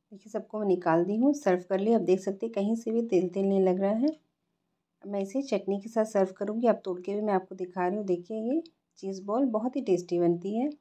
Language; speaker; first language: Hindi; native; Hindi